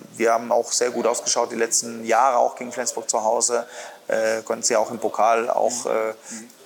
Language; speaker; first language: German; non-native, fluent; Spanish